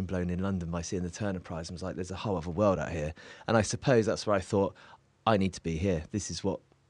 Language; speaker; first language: English; native; English